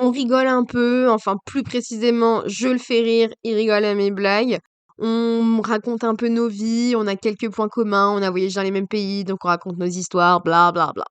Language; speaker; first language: French; native; French